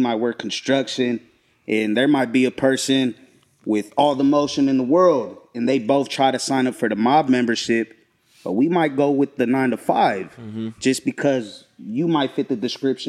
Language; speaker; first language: English; native; English